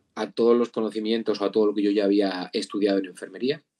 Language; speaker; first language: Spanish; native; Spanish